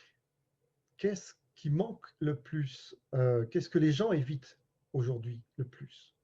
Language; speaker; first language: French; native; French